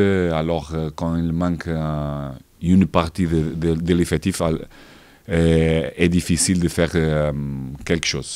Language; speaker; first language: French; non-native, fluent; Portuguese